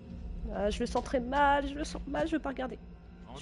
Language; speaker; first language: French; native; French